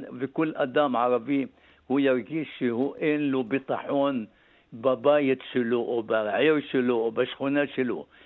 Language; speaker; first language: Hebrew; non-native, local second language; Arabic